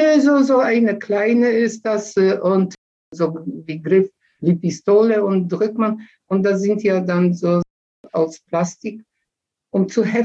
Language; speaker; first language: German; non-native, fluent; Polish